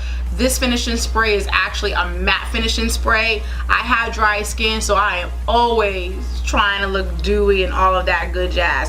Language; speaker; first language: English; native; English